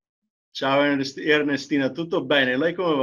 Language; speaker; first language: Italian; early bilingual, heritage; English